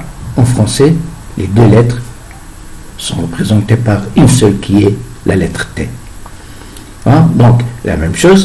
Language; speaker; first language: French; non-native, fluent; Arabic